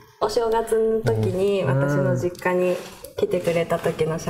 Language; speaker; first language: Vietnamese; non-native, learner; Japanese